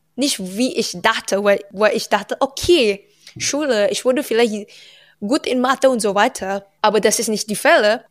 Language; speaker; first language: German; non-native, learner; Indonesian